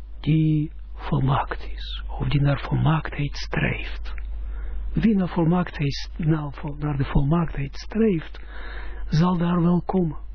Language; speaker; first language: Dutch; non-native, fluent; Russian